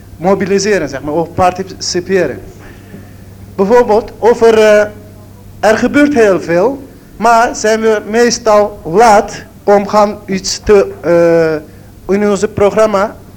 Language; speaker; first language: Dutch; non-native, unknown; Turkish